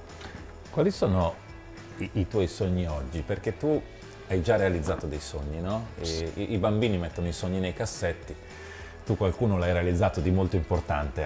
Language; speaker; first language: Italian; native; Italian